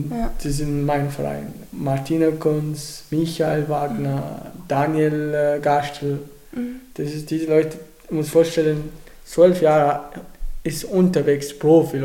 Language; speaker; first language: German; non-native, learner; Arabic